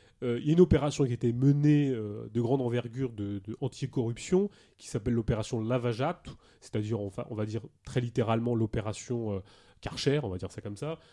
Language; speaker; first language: French; native; French